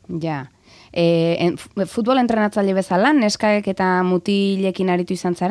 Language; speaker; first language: Basque; native; Basque